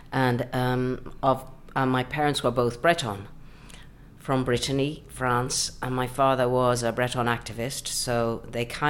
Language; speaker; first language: English; native; English